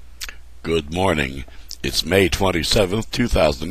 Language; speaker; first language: English; native; English